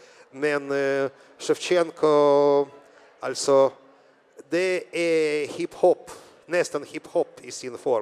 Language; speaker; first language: Swedish; non-native, fluent; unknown